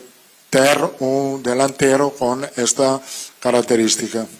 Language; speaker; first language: Spanish; non-native, fluent; Italian